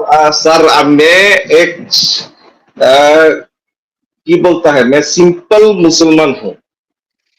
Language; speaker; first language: Hindi; non-native, learner; Bangla